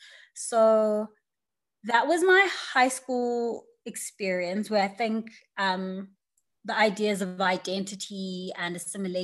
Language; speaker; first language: English; native; English